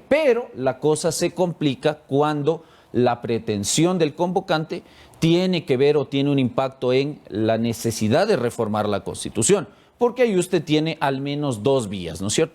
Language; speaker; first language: Spanish; native; Spanish